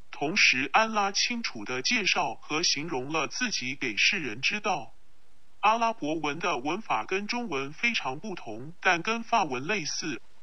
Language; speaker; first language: Chinese; non-native, local second language; Cantonese